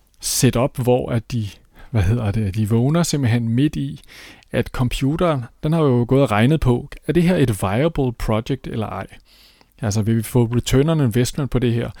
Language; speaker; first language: Danish; native; Danish